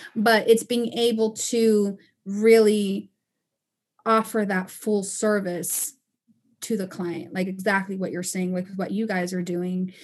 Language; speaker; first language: English; non-native, fluent; Spanish